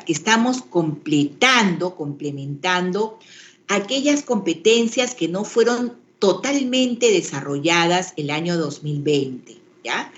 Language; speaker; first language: Spanish; native; Spanish